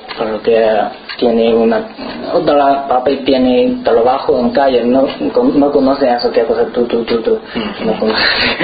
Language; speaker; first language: Spanish; non-native, learner; Chinese